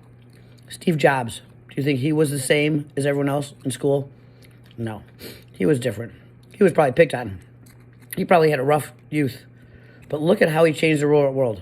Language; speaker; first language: English; native; English